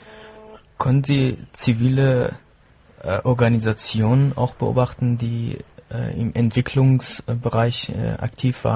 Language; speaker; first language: German; non-native, fluent; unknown